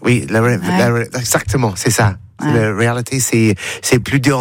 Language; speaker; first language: French; non-native, learner; English